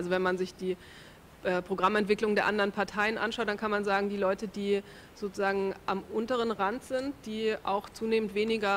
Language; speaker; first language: German; native; German